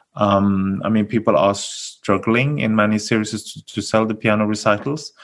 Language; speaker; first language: English; non-native, fluent; Norwegian